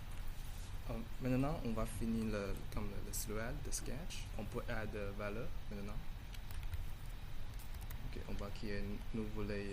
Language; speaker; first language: French; non-native, learner; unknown